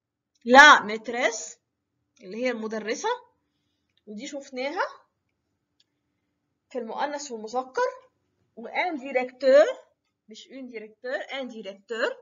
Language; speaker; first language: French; non-native, fluent; Arabic